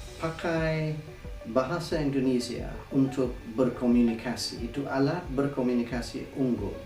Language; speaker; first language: Indonesian; non-native, fluent; English